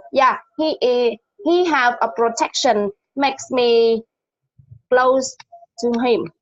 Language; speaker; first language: English; non-native, learner; Vietnamese